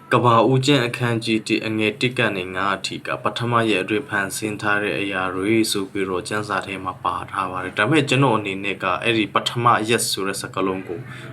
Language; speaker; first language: Burmese; non-native, local second language; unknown